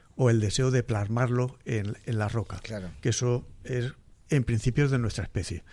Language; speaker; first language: Spanish; native; Spanish